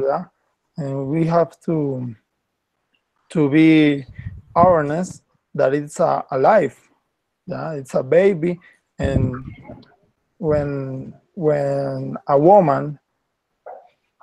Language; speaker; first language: English; non-native, learner; Spanish